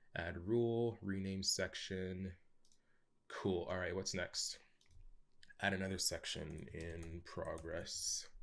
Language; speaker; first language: English; native; English